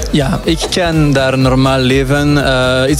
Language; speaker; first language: Dutch; non-native, local second language; French